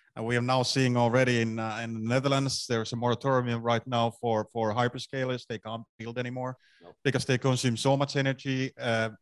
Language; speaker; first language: English; non-native, fluent; Finnish